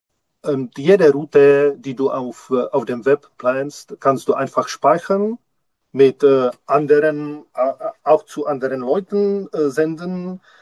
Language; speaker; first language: German; non-native, learner; Czech